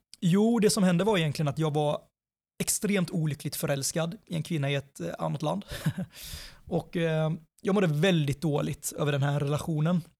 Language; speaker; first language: Swedish; early bilingual, other home language; Persian